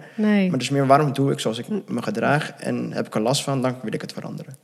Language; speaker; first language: Dutch; native; Dutch